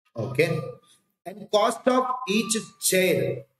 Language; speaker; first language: English; non-native, local second language; Kannada